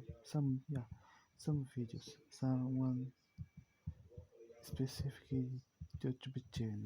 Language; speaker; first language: English; non-native, learner; Portuguese